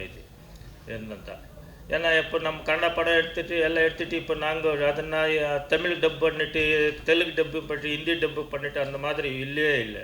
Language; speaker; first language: Tamil; non-native, learner; Kannada